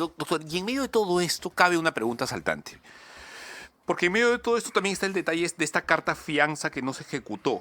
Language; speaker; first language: Spanish; native; Spanish